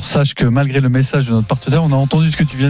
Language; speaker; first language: French; native; French